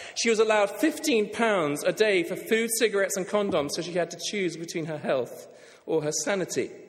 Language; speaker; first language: English; native; English